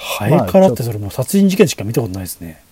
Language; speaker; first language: Japanese; native; Japanese